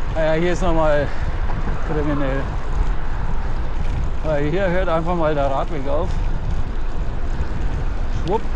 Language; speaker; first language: German; native; German